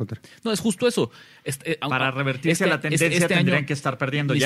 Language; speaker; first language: Spanish; native; Spanish